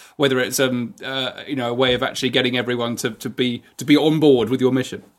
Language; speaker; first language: English; native; English